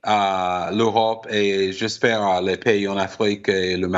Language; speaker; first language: French; non-native, fluent; English